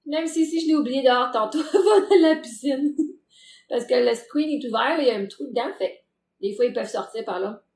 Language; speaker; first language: French; native; French